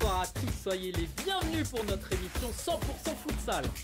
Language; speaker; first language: French; native; French